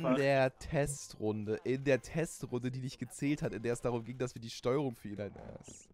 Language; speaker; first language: German; native; German